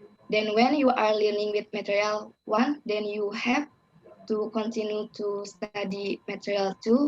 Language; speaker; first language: English; non-native, learner; Indonesian